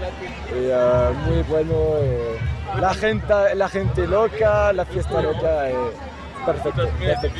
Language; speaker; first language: Spanish; non-native, learner; French